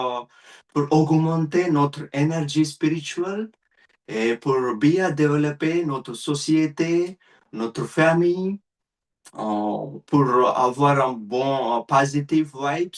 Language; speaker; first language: French; non-native, learner; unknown